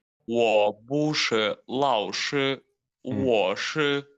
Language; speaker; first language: Chinese; non-native, learner; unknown